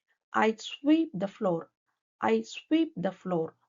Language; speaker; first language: English; non-native, local second language; Kannada